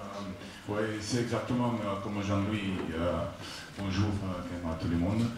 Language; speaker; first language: French; non-native, fluent; Afrikaans